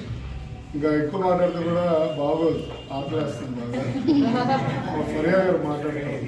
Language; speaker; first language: Telugu; native; Telugu